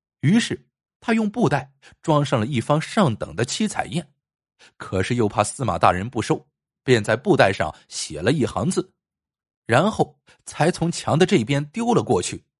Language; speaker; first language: Chinese; native; Chinese